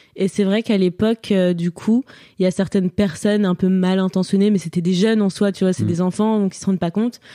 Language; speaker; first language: French; native; French